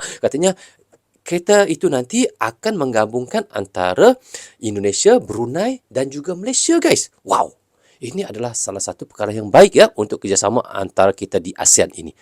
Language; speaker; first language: Malay; native; Malay